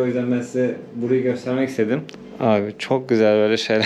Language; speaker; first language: Turkish; native; Turkish